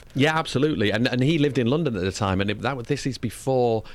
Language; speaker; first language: English; native; English